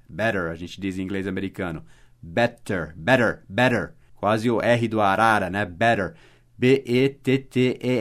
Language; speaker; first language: Portuguese; non-native, fluent; English